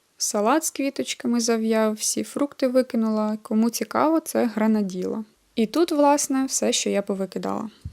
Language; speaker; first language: Ukrainian; non-native, local second language; Russian